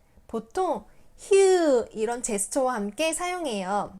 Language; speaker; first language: Korean; native; Korean